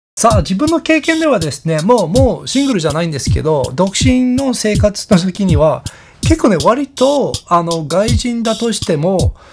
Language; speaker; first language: Japanese; non-native, fluent; English